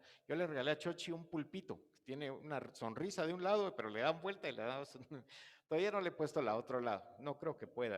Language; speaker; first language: Spanish; native; Spanish